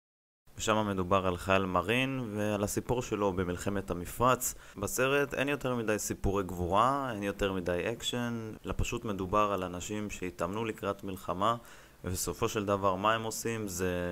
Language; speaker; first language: Hebrew; native; Hebrew